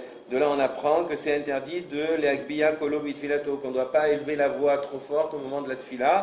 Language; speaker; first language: French; native; French